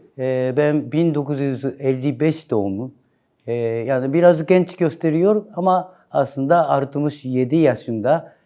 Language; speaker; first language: Turkish; non-native, learner; Japanese